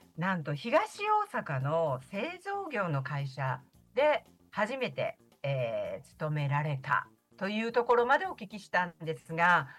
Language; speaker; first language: Japanese; native; Japanese